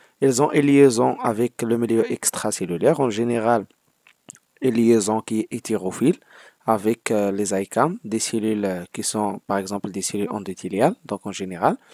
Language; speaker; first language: French; non-native, local second language; Arabic